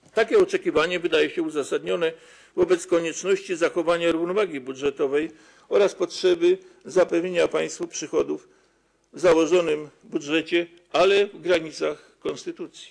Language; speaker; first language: Polish; native; Polish